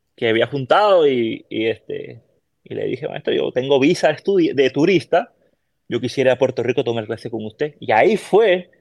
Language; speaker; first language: Spanish; native; Spanish